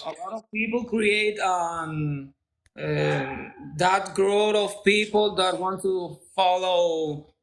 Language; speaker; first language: English; non-native, learner; Spanish